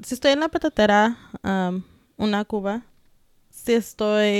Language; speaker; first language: Spanish; early bilingual, heritage; Spanish